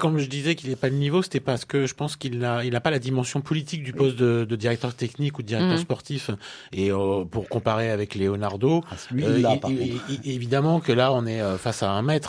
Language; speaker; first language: French; native; French